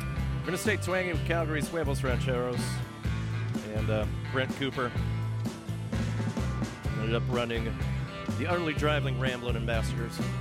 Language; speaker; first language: English; early bilingual, other home language; Finnish